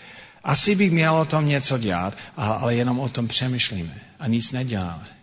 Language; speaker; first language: Czech; non-native, fluent; English